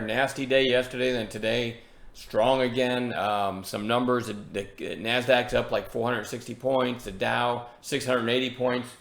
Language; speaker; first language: English; native; English